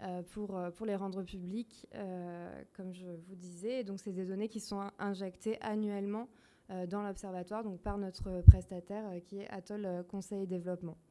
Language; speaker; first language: French; native; French